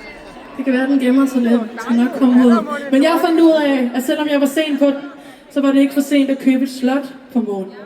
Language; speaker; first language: Danish; native; Danish